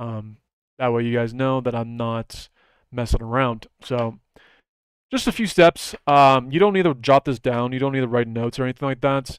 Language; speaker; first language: English; native; English